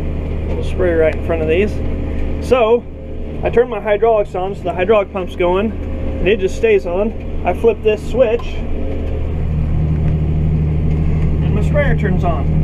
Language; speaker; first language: English; native; English